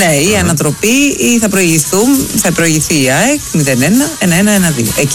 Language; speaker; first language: Greek; native; Greek